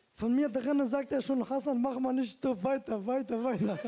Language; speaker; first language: German; non-native, learner; Turkish